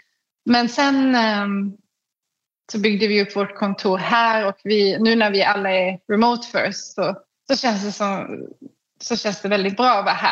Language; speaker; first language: Swedish; native; Swedish